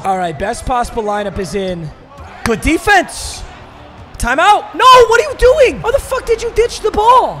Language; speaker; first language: English; native; English